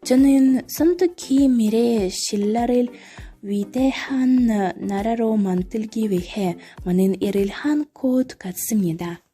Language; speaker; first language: Korean; non-native, learner; Russian